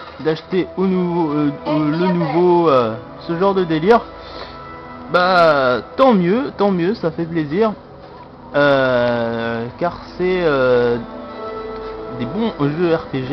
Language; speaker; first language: French; native; French